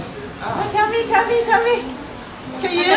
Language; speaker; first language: English; non-native, learner; Thai